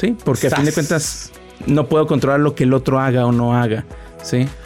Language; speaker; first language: Spanish; native; Spanish